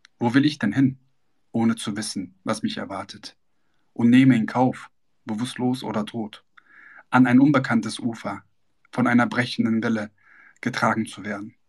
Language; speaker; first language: German; native; German